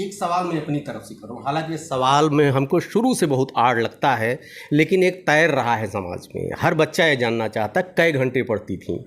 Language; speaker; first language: Hindi; native; Hindi